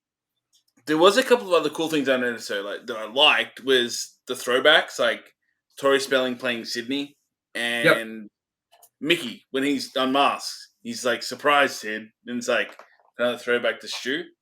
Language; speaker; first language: English; native; English